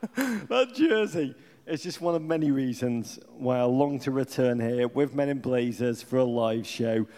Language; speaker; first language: English; native; English